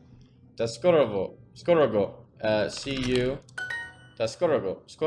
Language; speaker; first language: Russian; non-native, learner; English